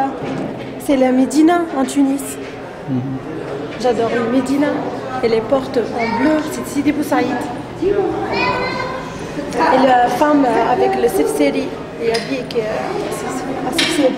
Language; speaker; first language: French; non-native, local second language; Arabic